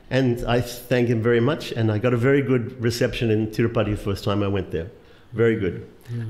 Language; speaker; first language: English; native; English